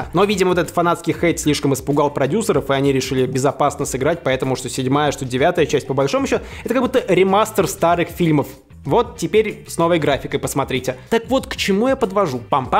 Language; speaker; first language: Russian; native; Russian